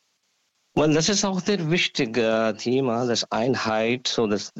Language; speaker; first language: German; non-native, learner; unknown